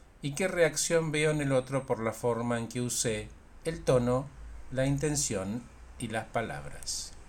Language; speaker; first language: Spanish; native; Spanish